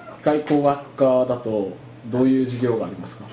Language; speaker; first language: Japanese; native; Japanese